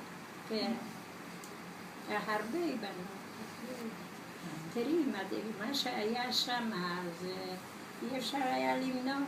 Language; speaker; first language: Hebrew; non-native, fluent; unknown